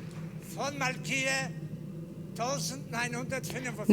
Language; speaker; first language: German; non-native, learner; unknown